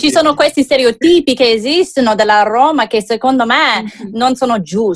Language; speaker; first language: Italian; non-native, learner; English